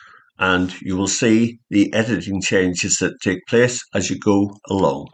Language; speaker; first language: English; native; English